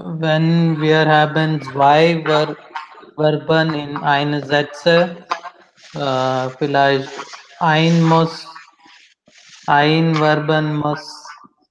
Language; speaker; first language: German; non-native, learner; Hindi